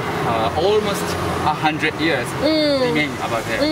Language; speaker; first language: English; non-native, learner; Japanese